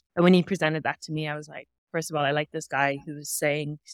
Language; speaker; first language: English; native; English